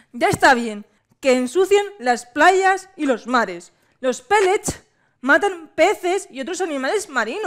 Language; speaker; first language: Spanish; native; Spanish